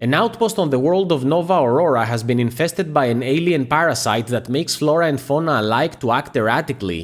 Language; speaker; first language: English; native; English